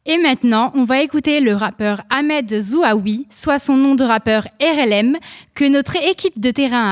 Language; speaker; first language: French; native; French